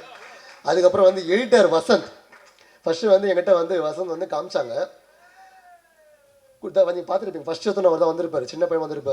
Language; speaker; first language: Tamil; native; Tamil